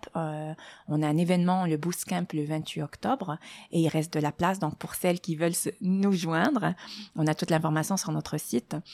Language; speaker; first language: French; non-native, local second language; Arabic